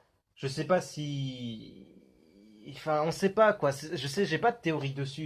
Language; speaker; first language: French; native; French